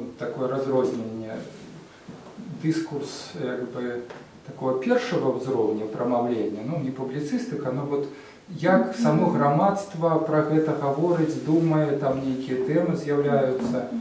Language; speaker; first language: Belarusian; non-native, local second language; Russian